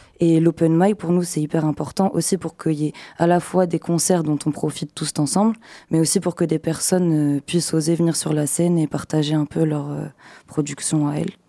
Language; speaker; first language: French; native; French